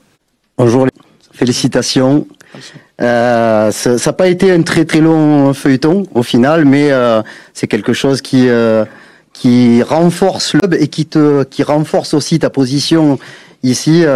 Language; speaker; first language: French; native; French